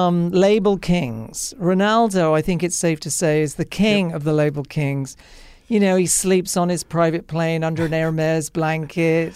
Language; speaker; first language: English; native; English